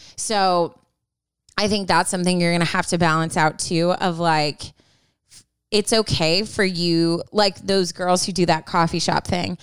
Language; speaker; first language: English; native; English